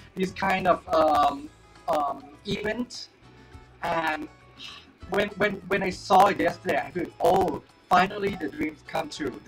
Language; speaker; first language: English; non-native, fluent; Thai